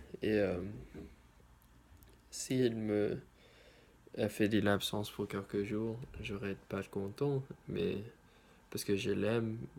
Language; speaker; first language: French; non-native, learner; English